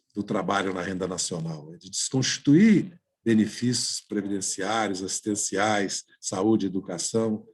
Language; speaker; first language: Portuguese; native; Portuguese